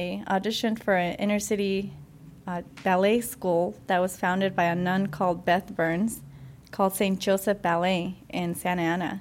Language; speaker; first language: English; early bilingual, other home language; Spanish